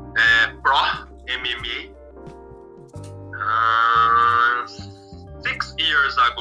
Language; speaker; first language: English; non-native, learner; Portuguese